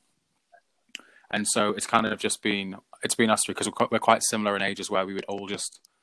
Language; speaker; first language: English; native; English